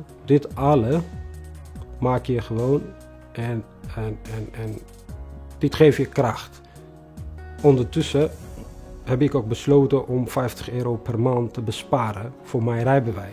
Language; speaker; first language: Dutch; non-native, fluent; Tigrinya